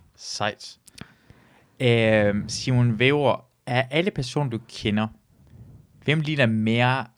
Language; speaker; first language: Danish; early bilingual, other home language; Persian